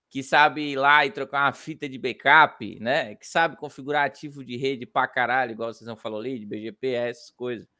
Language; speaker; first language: Portuguese; native; Portuguese